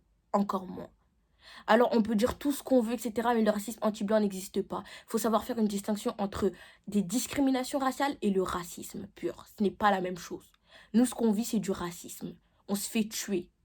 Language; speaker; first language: French; native; French